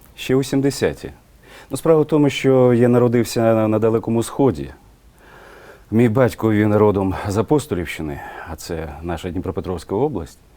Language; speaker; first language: Ukrainian; non-native, local second language; Russian